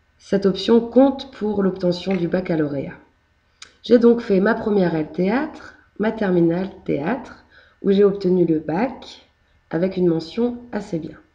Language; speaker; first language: French; native; French